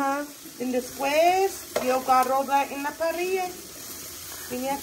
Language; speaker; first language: Spanish; non-native, learner; English